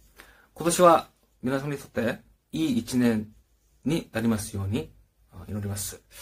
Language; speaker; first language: Japanese; non-native, learner; Korean